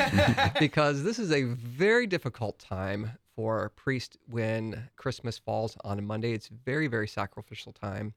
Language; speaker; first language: English; native; English